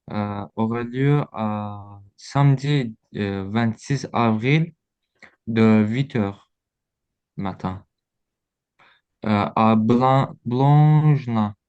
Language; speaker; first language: French; non-native, learner; Azerbaijani